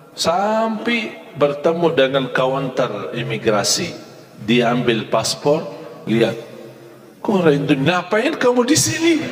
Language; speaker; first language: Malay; non-native, fluent; Arabic